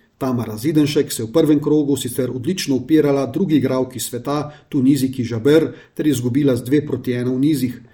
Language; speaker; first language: Slovenian; native; Slovenian